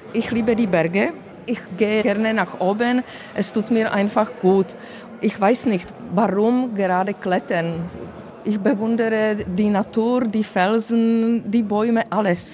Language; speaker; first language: German; early bilingual, other home language; Czech